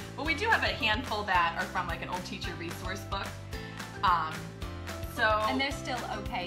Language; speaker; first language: English; native; English